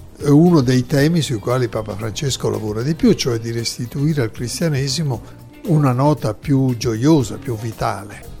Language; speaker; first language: Italian; native; Italian